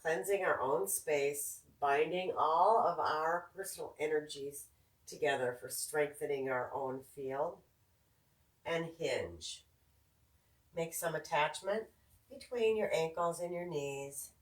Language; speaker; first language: English; native; English